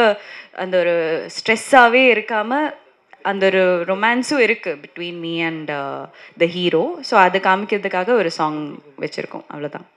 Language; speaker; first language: Tamil; non-native, local second language; Malayalam